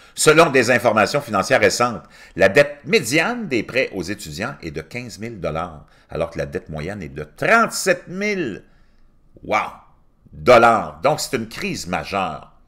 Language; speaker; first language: French; native; French